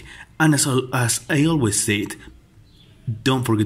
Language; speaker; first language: English; non-native, fluent; Spanish